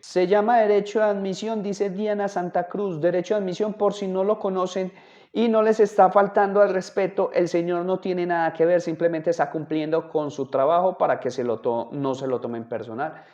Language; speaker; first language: Spanish; native; Spanish